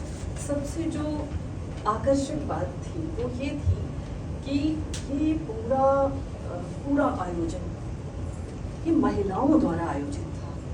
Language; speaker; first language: Hindi; native; Hindi